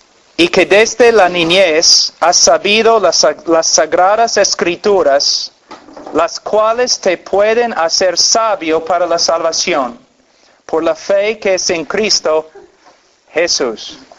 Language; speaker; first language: Spanish; non-native, fluent; English